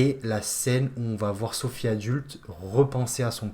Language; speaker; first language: French; native; French